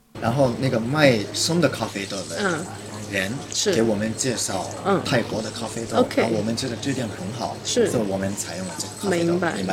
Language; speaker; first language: Chinese; early bilingual, heritage; Chinese